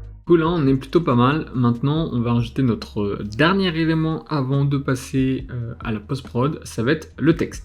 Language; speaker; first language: French; native; French